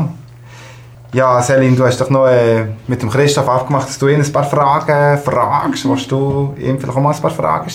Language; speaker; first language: German; native; German